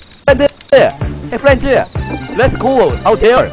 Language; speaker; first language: English; non-native, learner; Korean